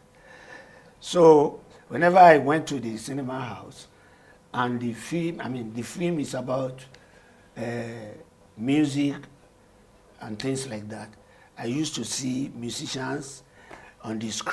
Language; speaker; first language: English; non-native, local second language; Yoruba